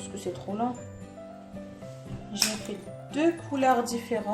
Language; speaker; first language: French; non-native, local second language; Arabic